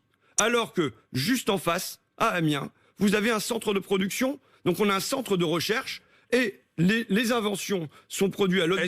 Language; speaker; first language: French; native; French